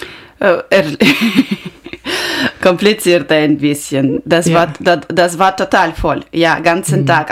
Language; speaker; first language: German; non-native, learner; Ukrainian